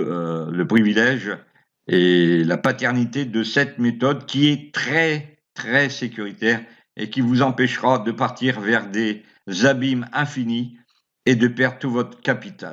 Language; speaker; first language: French; native; French